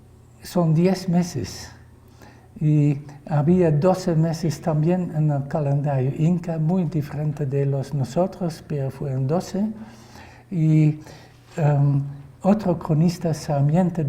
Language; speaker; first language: Spanish; non-native, fluent; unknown